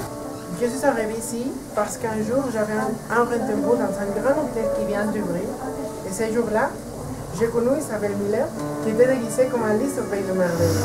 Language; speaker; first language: French; non-native, fluent; Spanish